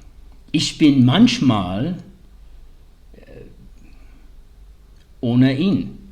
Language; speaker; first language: German; early bilingual, heritage; English